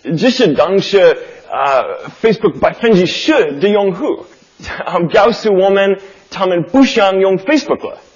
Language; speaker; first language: Chinese; non-native, learner; English